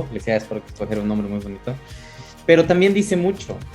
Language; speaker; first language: Spanish; native; Spanish